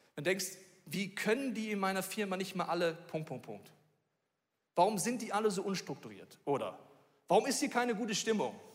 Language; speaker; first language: German; native; German